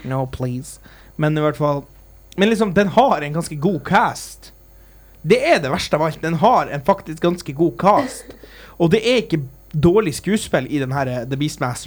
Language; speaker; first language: Norwegian; native; Norwegian